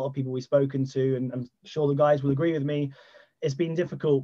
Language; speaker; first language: English; native; English